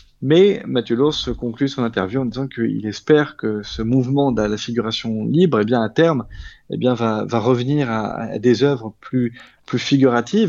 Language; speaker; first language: French; native; French